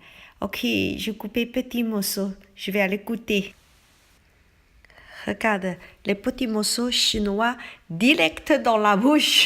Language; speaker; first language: French; non-native, learner; Chinese